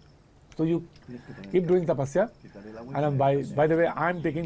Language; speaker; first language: English; non-native, local second language; Hindi